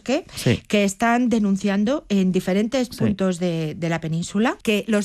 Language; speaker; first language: Spanish; native; Spanish